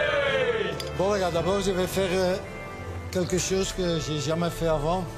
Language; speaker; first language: French; non-native, local second language; Dutch